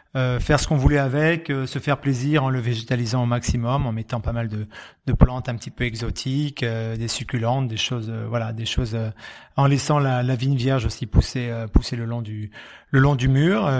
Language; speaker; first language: French; native; French